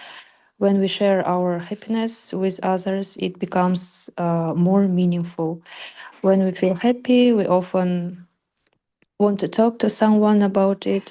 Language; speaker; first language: English; non-native, learner; Russian